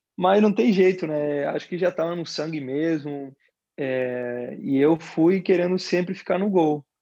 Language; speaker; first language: Portuguese; non-native, fluent; Spanish